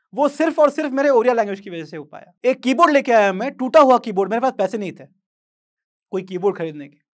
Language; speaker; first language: Hindi; non-native, local second language; Odia